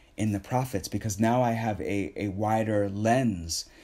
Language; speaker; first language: English; native; English